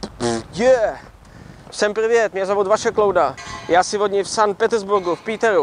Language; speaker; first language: Russian; non-native, learner; Czech